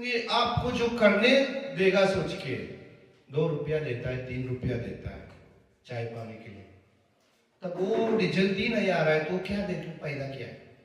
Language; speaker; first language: Hindi; non-native, local second language; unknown